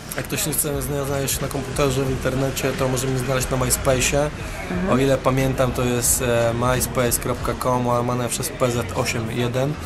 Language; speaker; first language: Polish; native; Polish